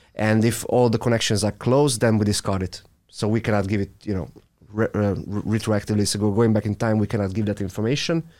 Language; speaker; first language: English; non-native, fluent; Hungarian